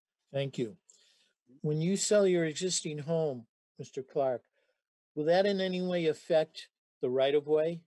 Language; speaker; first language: English; native; English